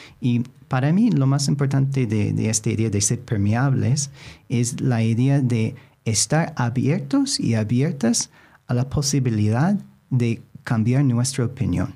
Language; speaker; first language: Spanish; non-native, fluent; English